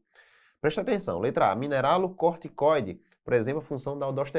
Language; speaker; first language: Portuguese; native; Portuguese